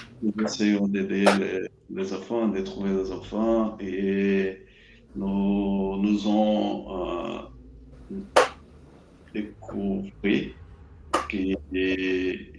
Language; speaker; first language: French; non-native, learner; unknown